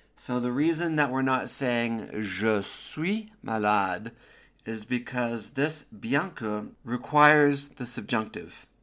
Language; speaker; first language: English; native; English